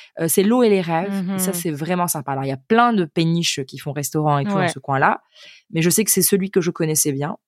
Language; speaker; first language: French; native; French